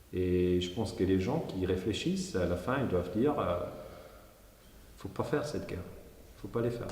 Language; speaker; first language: French; non-native, fluent; German